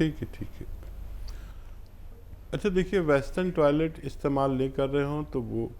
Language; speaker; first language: Hindi; native; Hindi